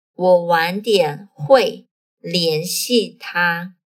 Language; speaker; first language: Chinese; non-native, fluent; Portuguese